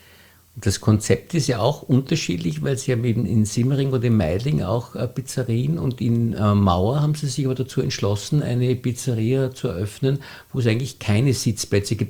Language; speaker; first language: German; native; German